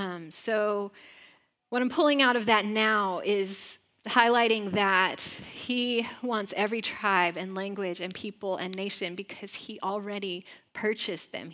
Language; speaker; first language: English; native; English